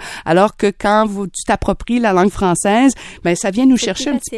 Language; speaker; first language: French; native; French